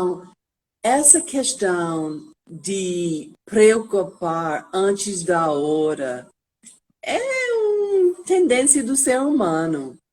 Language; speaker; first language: Portuguese; non-native, fluent; English